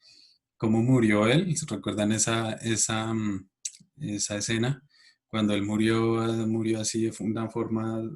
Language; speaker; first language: Spanish; native; Spanish